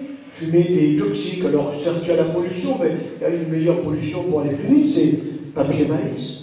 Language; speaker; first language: French; native; French